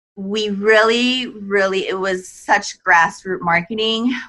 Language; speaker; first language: English; non-native, fluent; Japanese